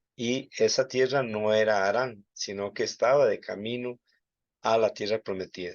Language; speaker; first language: Spanish; native; Spanish